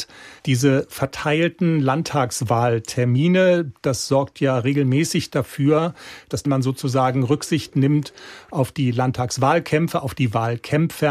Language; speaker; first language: German; native; German